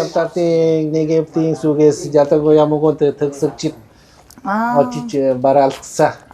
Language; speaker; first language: Mongolian; non-native, learner; Lao